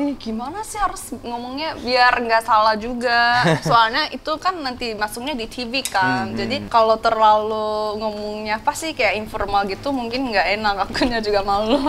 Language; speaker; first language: Indonesian; non-native, fluent; Korean